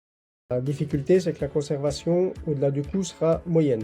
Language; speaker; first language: French; native; French